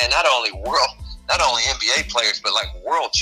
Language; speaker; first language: English; native; English